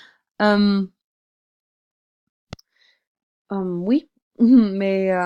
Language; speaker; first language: French; non-native, learner; English